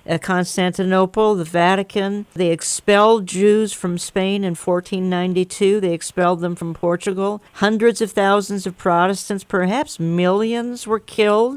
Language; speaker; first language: English; native; English